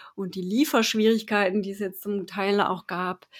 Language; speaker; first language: German; native; German